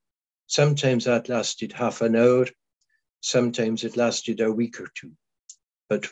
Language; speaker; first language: English; non-native, local second language; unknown